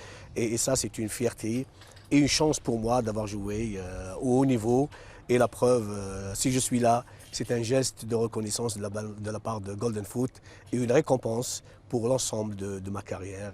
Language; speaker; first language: French; non-native, local second language; Arabic